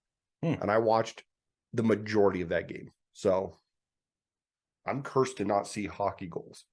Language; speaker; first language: English; native; English